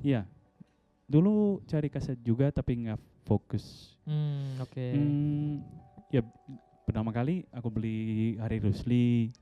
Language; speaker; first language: Indonesian; non-native, fluent; Dutch